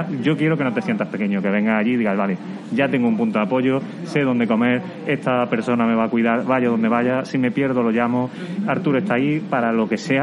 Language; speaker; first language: Spanish; native; Spanish